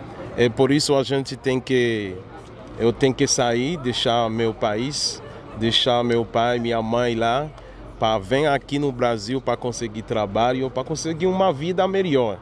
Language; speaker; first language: Portuguese; non-native, learner; Haitian Creole